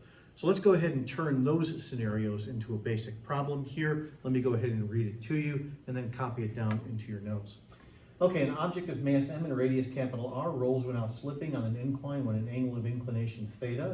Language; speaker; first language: English; native; English